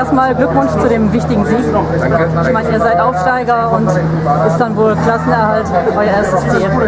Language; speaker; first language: German; native; German